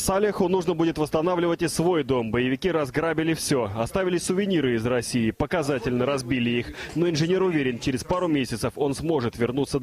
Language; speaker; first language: Russian; native; Russian